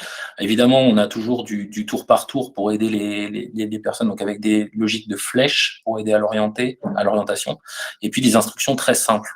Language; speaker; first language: French; native; French